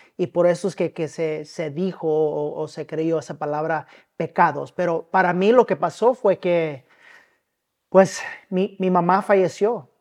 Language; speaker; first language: Spanish; early bilingual, heritage; Spanish